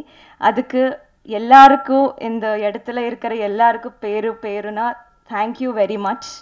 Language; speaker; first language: Tamil; non-native, learner; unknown